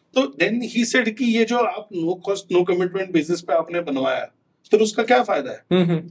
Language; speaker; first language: Hindi; non-native, local second language; Konkani